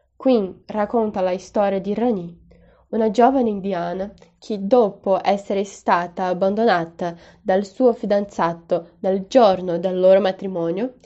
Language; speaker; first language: Italian; non-native, fluent; Portuguese